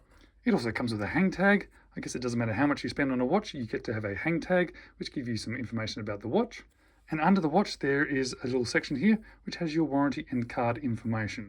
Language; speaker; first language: English; native; English